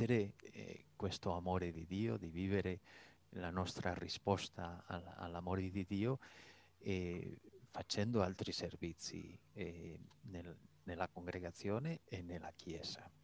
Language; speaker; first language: Italian; non-native, fluent; Spanish